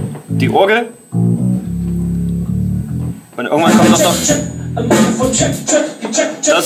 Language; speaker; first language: German; native; German